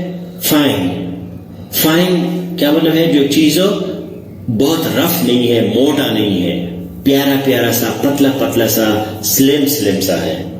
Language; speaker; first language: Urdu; non-native, local second language; Pashto